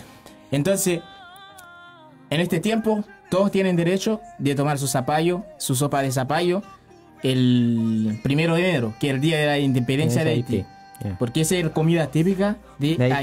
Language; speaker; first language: Spanish; non-native, learner; Haitian Creole